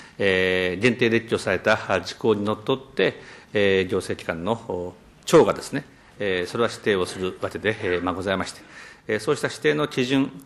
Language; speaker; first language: Japanese; native; Japanese